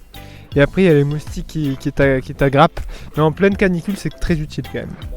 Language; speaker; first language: French; native; French